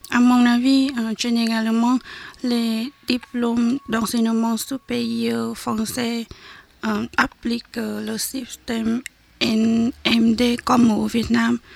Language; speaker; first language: French; non-native, learner; Vietnamese